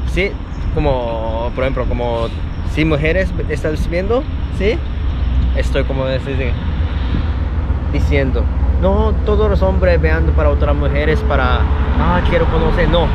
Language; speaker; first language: Spanish; non-native, learner; Japanese